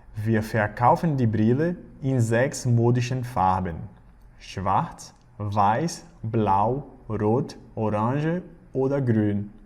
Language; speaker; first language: German; non-native, fluent; Portuguese